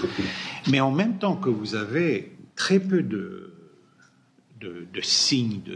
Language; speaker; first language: French; non-native, fluent; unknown